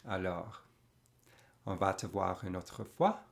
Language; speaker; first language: French; non-native, learner; English